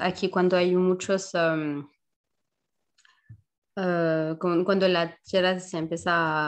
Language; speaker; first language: Spanish; non-native, learner; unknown